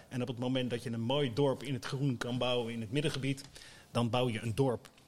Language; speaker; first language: Dutch; native; Dutch